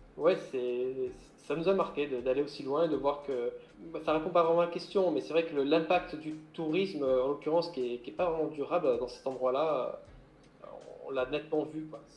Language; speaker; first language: French; native; French